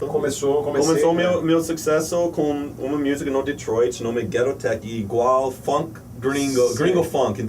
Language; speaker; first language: Portuguese; non-native, learner; English